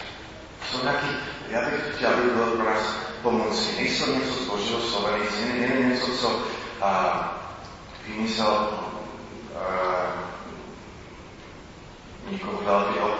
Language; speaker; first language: Czech; non-native, fluent; English